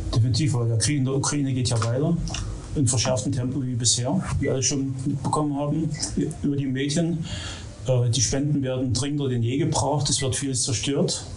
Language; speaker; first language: German; native; German